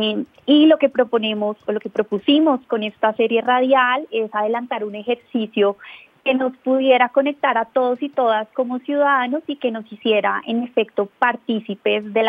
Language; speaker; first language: Spanish; native; Spanish